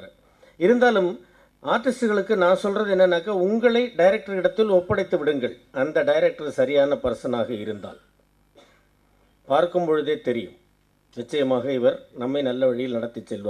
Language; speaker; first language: Tamil; native; Tamil